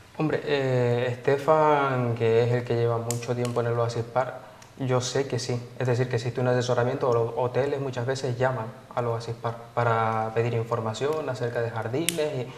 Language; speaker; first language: Spanish; native; Spanish